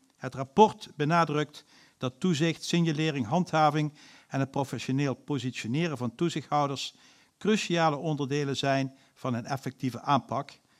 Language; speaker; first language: Dutch; native; Dutch